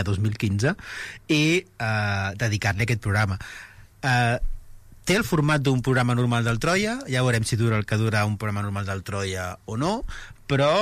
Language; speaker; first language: Catalan; native; Catalan